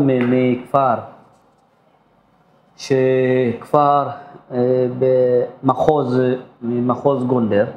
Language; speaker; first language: Hebrew; non-native, fluent; Amharic